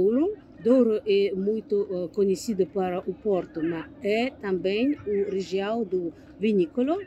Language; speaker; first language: Portuguese; non-native, learner; English